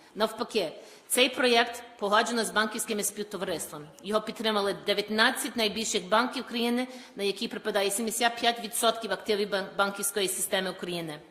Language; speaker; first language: Ukrainian; early bilingual, heritage; Ukrainian